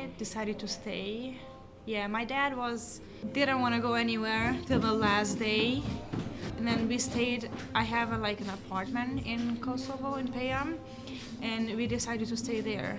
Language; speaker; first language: English; non-native, fluent; Albanian